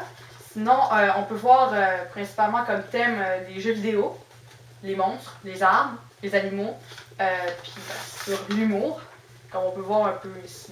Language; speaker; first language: French; native; French